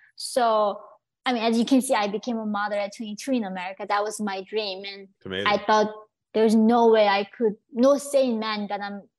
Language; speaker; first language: English; early bilingual, other home language; Korean